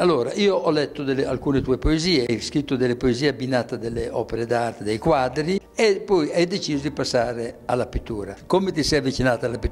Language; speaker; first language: Italian; native; Italian